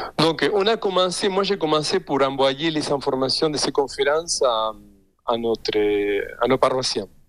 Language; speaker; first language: French; non-native, fluent; Spanish